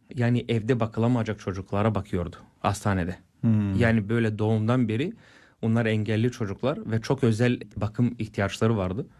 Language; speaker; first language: Turkish; non-native, fluent; Bulgarian